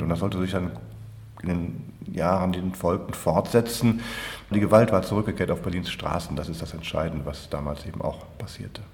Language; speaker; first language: German; native; German